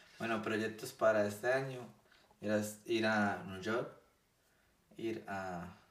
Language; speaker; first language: Spanish; native; Spanish